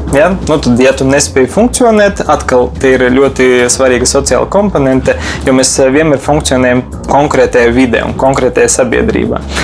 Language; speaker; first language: Latvian; non-native, local second language; Russian